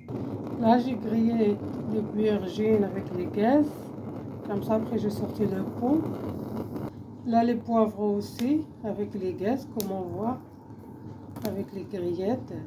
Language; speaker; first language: French; non-native, learner; Arabic